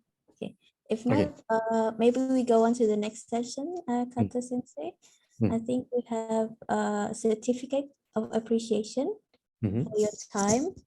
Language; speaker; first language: English; non-native, fluent; Indonesian